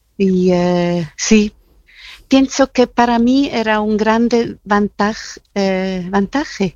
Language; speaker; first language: Spanish; non-native, fluent; German